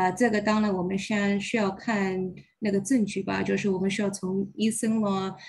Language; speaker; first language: Chinese; early bilingual, heritage; Chinese